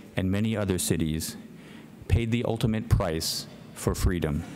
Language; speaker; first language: English; native; English